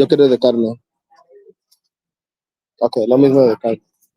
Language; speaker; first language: Spanish; non-native, learner; English